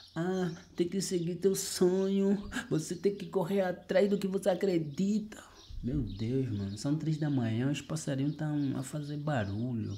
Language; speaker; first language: Portuguese; native; Portuguese